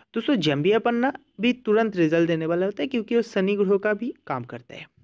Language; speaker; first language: Hindi; non-native, local second language; Bangla